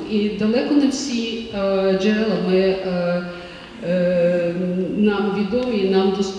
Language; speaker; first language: Ukrainian; native; Ukrainian